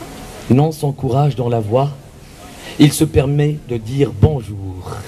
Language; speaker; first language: French; non-native, local second language; Arabic